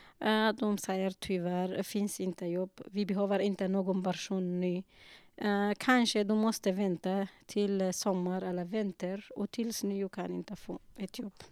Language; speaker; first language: Swedish; non-native, learner; Kurdish